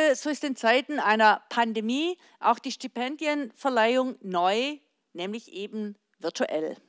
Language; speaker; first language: German; native; German